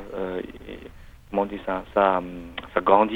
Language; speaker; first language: French; non-native, learner; Chinese